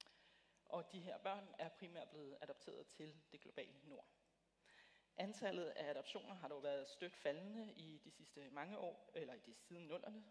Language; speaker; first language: Danish; native; Danish